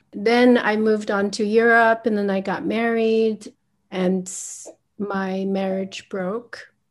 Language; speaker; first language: English; early bilingual, other home language; Chinese